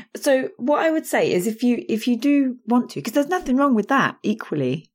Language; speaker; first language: English; native; English